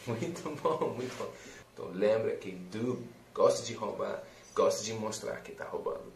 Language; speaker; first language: Portuguese; non-native, fluent; English